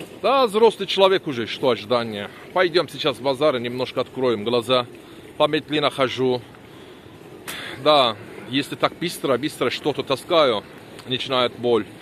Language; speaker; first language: Russian; non-native, learner; Turkish